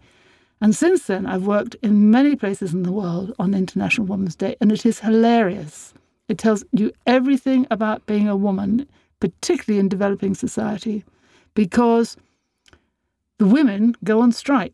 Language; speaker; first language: English; native; English